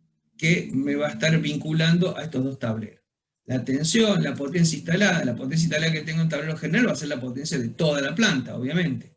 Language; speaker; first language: Spanish; native; Spanish